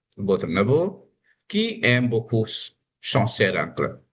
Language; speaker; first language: French; non-native, fluent; Hindi